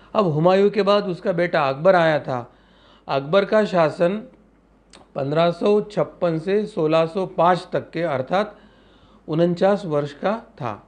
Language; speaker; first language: Hindi; non-native, local second language; Marathi